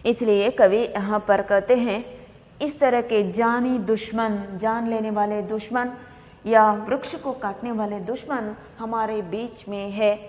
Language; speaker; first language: Hindi; non-native, local second language; Kannada